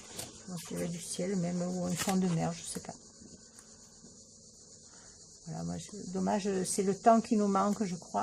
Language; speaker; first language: French; native; French